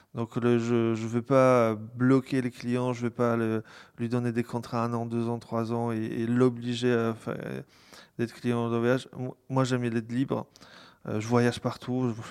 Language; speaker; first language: French; non-native, fluent; Polish